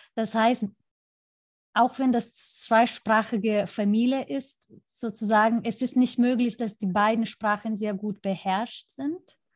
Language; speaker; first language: German; non-native, fluent; Lithuanian